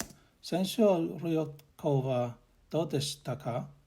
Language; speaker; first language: Japanese; non-native, learner; English